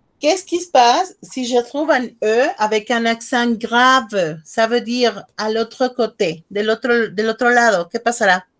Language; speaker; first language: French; non-native, fluent; Spanish